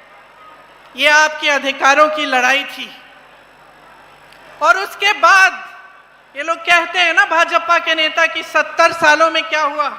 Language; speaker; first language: Hindi; native; Hindi